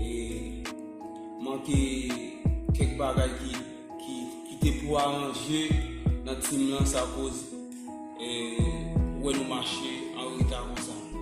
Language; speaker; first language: French; non-native, learner; Haitian Creole